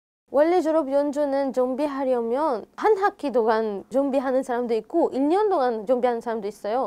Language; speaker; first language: Korean; non-native, fluent; Arabic